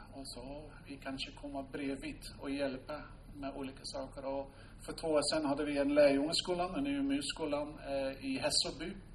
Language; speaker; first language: Swedish; non-native, fluent; Dutch